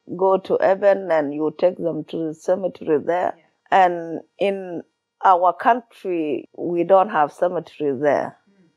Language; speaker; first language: English; non-native, learner; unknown